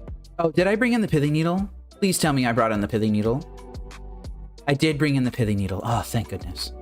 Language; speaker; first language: English; native; English